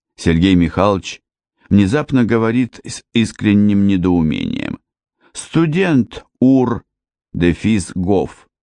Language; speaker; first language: Russian; native; Russian